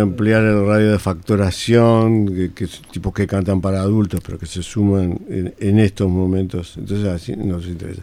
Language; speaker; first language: Spanish; native; Spanish